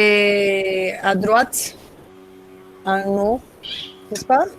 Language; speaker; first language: French; non-native, fluent; Spanish